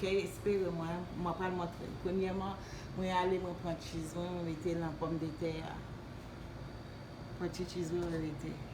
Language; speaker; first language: French; non-native, local second language; Haitian Creole